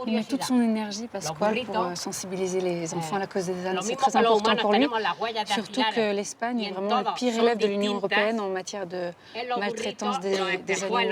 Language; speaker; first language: French; native; French